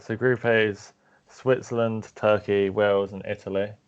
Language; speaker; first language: English; native; English